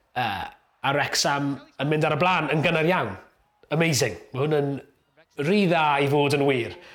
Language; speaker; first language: Welsh; native; Welsh